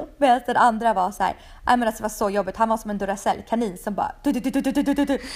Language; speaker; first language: Swedish; early bilingual, other home language; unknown